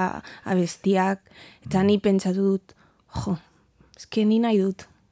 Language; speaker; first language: Basque; non-native, learner; Spanish